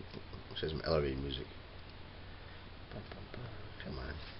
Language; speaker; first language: English; native; English